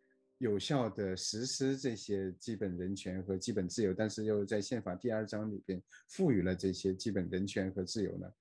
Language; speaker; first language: Chinese; native; Chinese